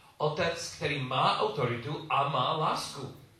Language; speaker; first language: Czech; non-native, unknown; English